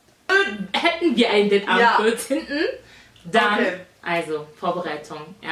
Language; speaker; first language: German; native; German